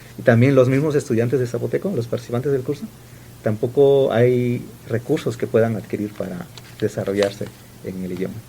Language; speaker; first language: Spanish; non-native, local second language; Zapotec